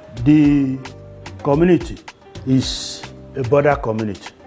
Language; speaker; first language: English; non-native, local second language; Igbo